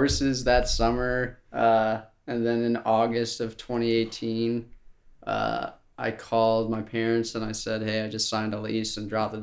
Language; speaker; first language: English; native; English